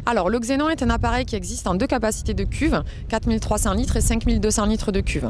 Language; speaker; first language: French; native; French